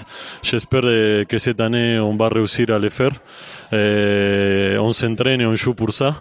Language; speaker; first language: French; non-native, fluent; Spanish